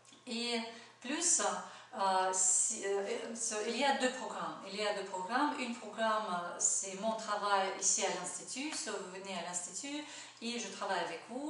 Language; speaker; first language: French; non-native, fluent; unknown